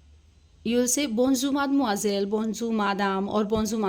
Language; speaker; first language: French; non-native, fluent; Hindi